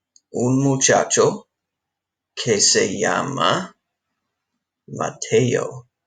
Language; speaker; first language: Spanish; non-native, fluent; English